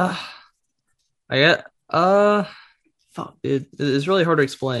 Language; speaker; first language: English; native; English